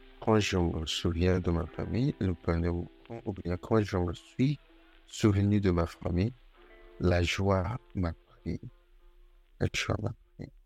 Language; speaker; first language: French; non-native, fluent; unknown